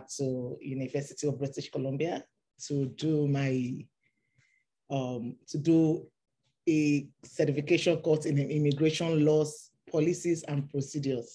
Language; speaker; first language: English; non-native, local second language; Yoruba